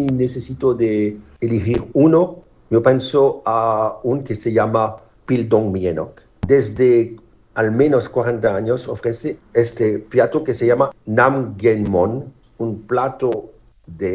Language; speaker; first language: Spanish; non-native, fluent; French